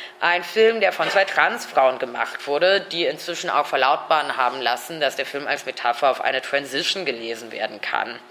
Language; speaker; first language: German; native; German